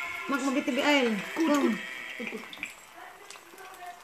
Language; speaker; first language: German; non-native, learner; Cebuano